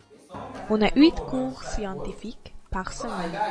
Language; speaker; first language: French; non-native, learner; Hungarian